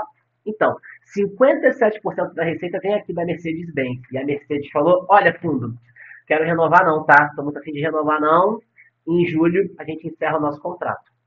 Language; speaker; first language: Portuguese; native; Portuguese